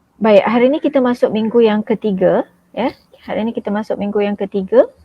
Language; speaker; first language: Malay; native; Malay